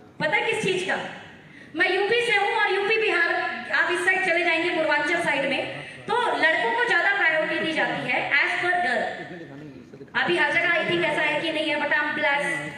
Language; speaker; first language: Hindi; native; Hindi